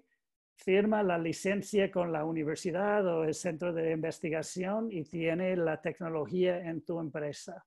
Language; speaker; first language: Spanish; non-native, learner; English